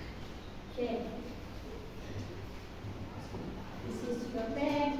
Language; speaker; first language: English; non-native, learner; Indonesian